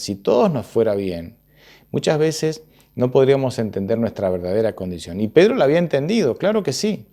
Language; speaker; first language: Spanish; native; Spanish